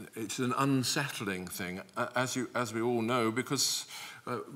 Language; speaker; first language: English; native; English